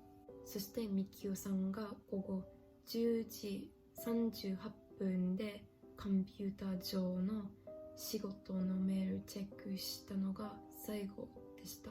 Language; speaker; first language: Japanese; non-native, learner; English